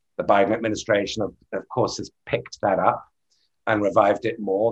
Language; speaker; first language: English; native; English